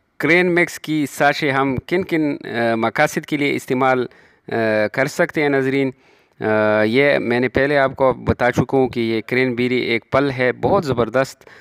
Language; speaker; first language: Urdu; non-native, local second language; Pashto